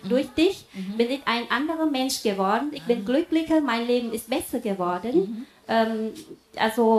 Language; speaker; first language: German; non-native, fluent; Vietnamese